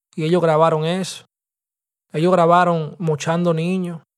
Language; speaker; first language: Spanish; native; Spanish